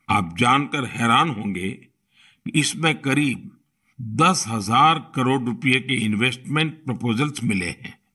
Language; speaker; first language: Hindi; non-native, local second language; Gujarati